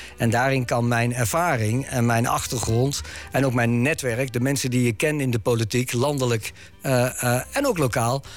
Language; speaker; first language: Dutch; native; Dutch